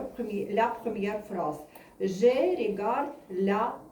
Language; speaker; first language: French; non-native, learner; Russian